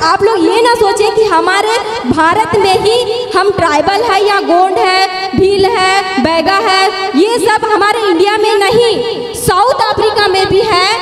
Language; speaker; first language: Hindi; non-native, local second language; Gondi